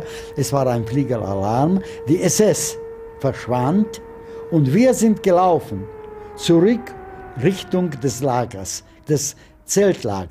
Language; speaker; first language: German; non-native, fluent; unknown